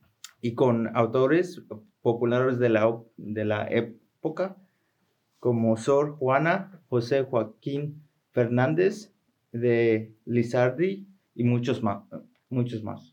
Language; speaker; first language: Spanish; early bilingual, heritage; Spanish